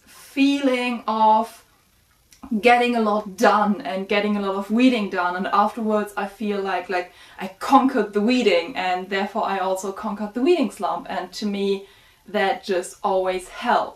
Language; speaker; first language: English; non-native, fluent; German